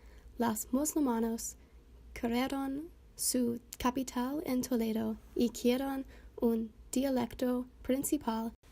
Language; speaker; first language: Spanish; non-native, learner; English